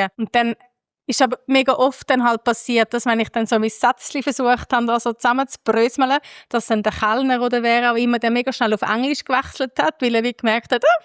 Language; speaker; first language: German; native; German